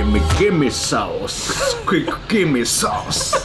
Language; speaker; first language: English; non-native, learner; Japanese